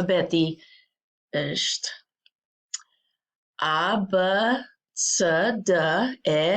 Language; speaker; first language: Albanian; non-native, learner; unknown